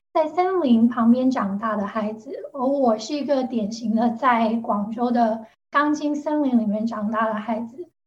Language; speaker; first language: Chinese; non-native, local second language; Cantonese